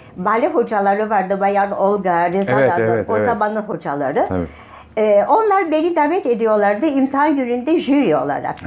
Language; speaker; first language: Turkish; native; Turkish